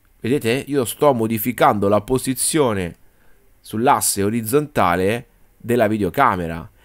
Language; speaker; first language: Italian; native; Italian